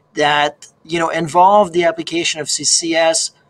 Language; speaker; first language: English; native; English